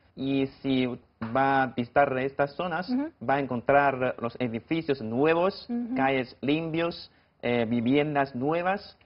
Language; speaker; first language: Spanish; non-native, fluent; Chinese